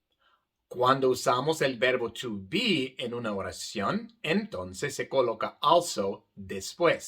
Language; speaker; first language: Spanish; non-native, fluent; English